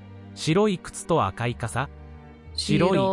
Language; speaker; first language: Japanese; non-native, learner; English